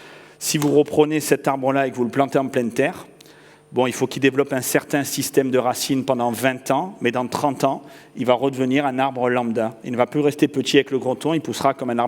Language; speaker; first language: French; native; French